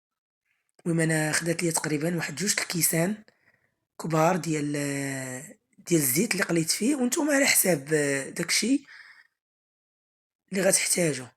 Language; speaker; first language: Arabic; native; Arabic